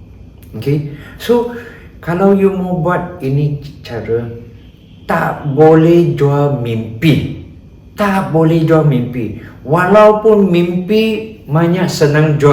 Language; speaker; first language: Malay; non-native, local second language; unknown